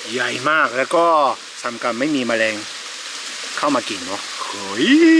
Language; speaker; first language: Thai; non-native, fluent; Japanese